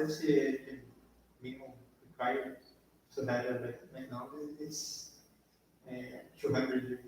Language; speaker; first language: English; non-native, learner; Portuguese